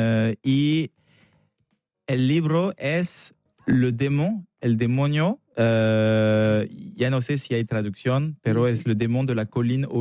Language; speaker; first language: Spanish; non-native, learner; French